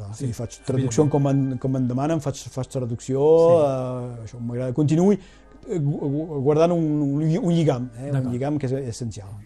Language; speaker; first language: Catalan; non-native, local second language; French